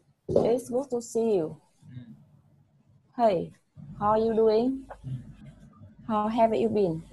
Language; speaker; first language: English; non-native, learner; Vietnamese